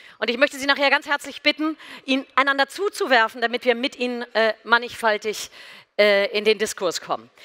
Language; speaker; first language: German; native; German